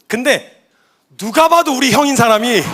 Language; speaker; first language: Korean; native; Korean